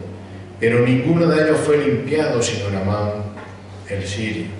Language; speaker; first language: Spanish; native; Spanish